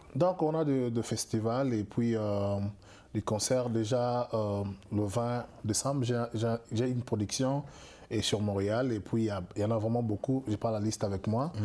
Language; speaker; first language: French; non-native, local second language; Lingala